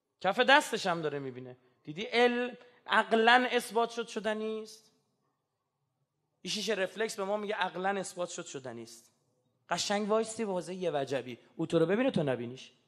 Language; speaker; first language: Persian; native; Persian